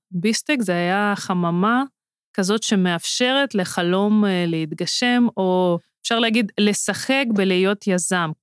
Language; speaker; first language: Hebrew; non-native, fluent; Russian